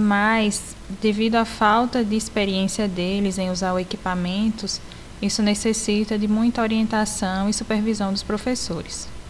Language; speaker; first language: Portuguese; native; Portuguese